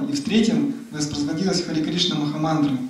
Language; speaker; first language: Russian; native; Russian